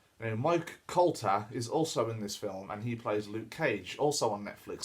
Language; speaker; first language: English; native; English